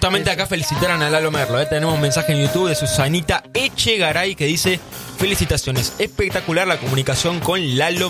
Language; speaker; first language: Spanish; native; Spanish